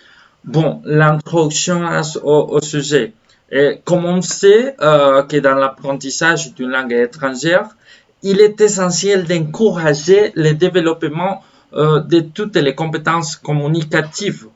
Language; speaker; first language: French; non-native, fluent; Spanish